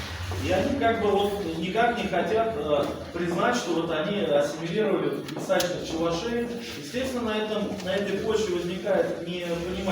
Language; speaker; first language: Russian; native; Russian